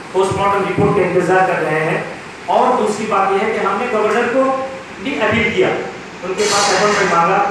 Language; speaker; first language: Hindi; non-native, local second language; Bangla